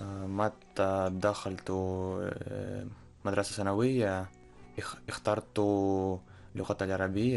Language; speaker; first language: Arabic; non-native, learner; Russian